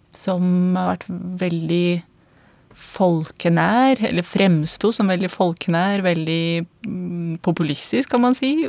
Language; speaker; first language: Norwegian; non-native, fluent; Russian